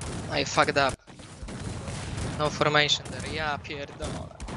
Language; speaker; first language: English; non-native, fluent; Polish